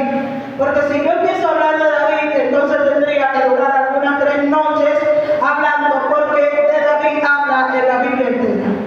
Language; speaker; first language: Spanish; native; Spanish